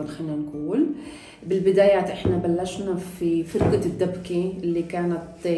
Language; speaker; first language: Arabic; native; Arabic